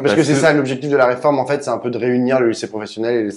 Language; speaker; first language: French; native; French